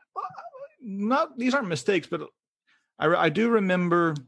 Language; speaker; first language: English; native; English